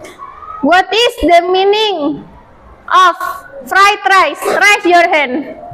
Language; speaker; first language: English; non-native, learner; Indonesian